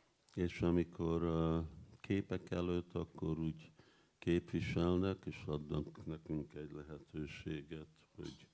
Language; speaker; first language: Hungarian; early bilingual, heritage; Hungarian